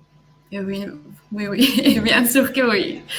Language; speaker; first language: French; non-native, fluent; Spanish